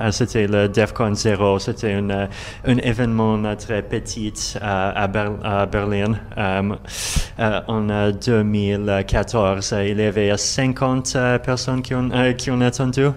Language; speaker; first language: French; non-native, learner; Russian